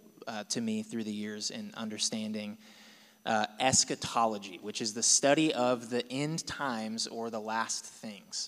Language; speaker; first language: English; native; English